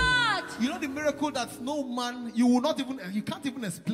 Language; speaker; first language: English; non-native, local second language; Igbo